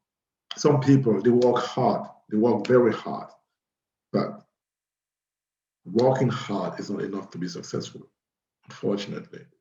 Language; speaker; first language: English; non-native, fluent; French